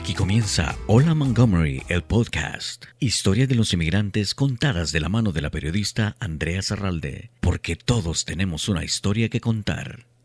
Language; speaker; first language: Spanish; native; Spanish